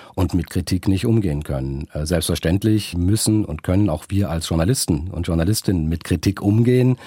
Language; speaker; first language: German; native; German